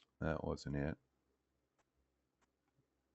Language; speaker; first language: English; native; English